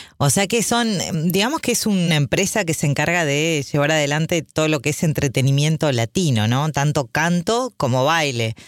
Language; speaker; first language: Spanish; native; Spanish